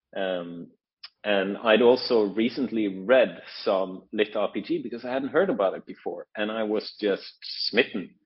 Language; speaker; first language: English; non-native, fluent; Norwegian